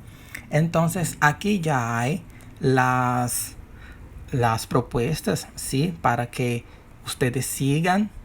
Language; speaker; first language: Spanish; non-native, fluent; Portuguese